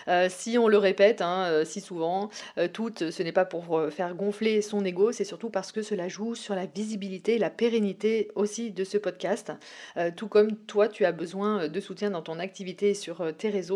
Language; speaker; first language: French; native; French